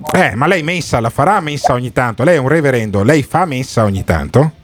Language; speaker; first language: Italian; native; Italian